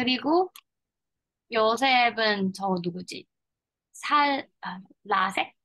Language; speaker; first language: Korean; non-native, learner; Chinese